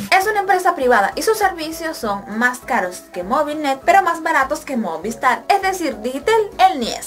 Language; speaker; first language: Spanish; native; Spanish